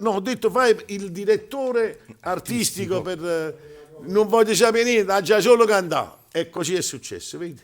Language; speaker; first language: Italian; native; Italian